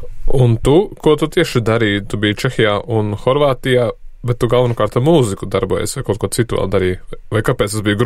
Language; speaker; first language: Latvian; native; Latvian